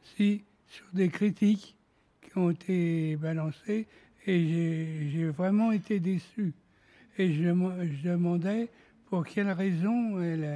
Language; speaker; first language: French; native; French